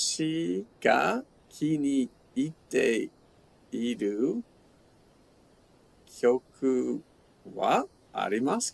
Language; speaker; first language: Japanese; non-native, learner; English